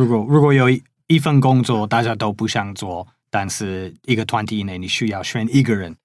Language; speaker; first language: Chinese; non-native, fluent; English